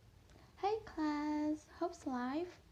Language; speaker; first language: English; non-native, fluent; Indonesian